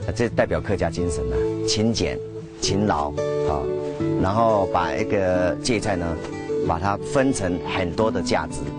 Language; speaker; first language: Chinese; non-native, local second language; Hakka Chinese